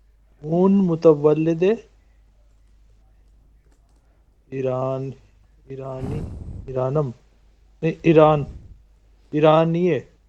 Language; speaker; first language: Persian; non-native, learner; Urdu